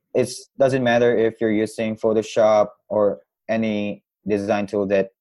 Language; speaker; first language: English; non-native, local second language; Cebuano